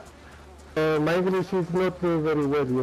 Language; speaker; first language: English; non-native, learner; Romanian